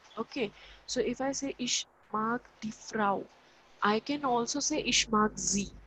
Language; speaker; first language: German; non-native, fluent; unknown